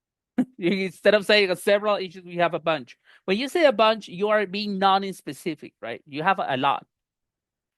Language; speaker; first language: English; non-native, fluent; Spanish